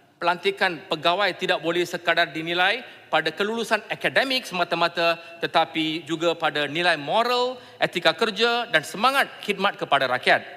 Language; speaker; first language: Malay; non-native, local second language; Tamil